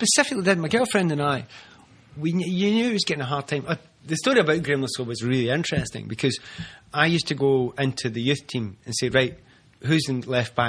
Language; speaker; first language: English; native; English